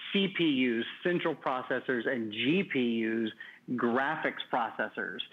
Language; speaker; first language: English; native; English